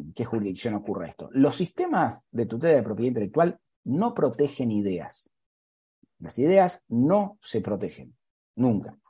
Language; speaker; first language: Spanish; native; Spanish